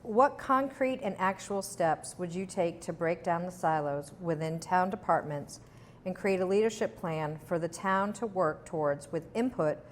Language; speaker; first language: English; native; English